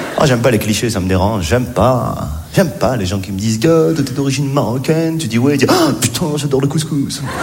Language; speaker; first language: French; native; French